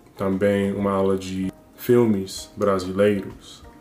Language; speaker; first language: Portuguese; non-native, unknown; English